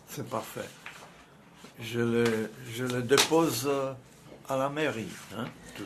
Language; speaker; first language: French; non-native, fluent; Czech